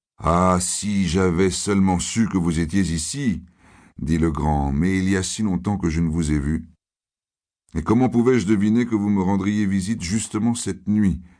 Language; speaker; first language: French; native; French